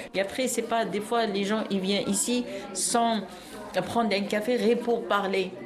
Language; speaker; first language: French; non-native, local second language; Arabic